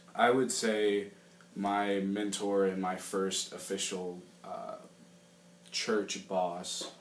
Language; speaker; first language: English; native; English